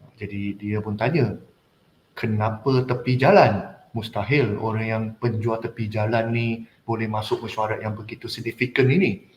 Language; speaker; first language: Malay; non-native, local second language; Chinese